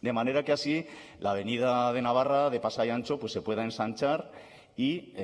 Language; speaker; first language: Spanish; native; Spanish